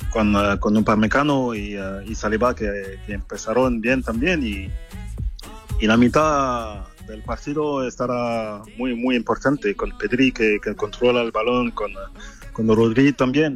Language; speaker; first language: Spanish; non-native, fluent; French